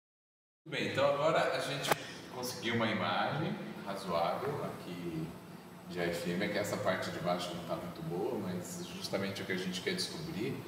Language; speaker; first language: Portuguese; native; Portuguese